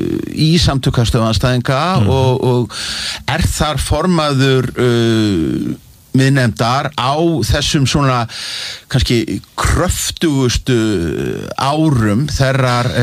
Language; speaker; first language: Icelandic; native; Icelandic